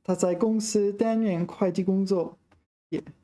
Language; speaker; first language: Chinese; non-native, fluent; English